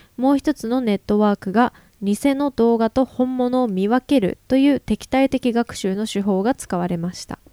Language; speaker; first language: Japanese; native; Japanese